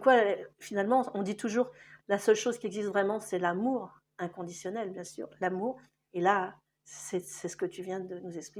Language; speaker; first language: French; native; French